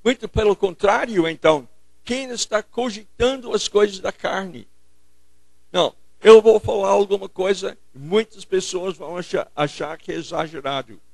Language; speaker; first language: Portuguese; non-native, fluent; English